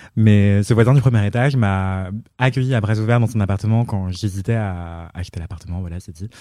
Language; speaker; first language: French; native; French